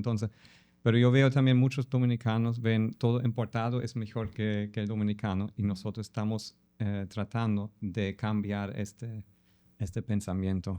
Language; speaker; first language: Spanish; non-native, fluent; German